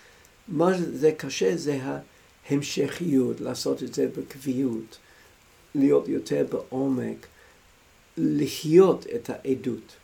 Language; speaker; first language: Hebrew; non-native, fluent; English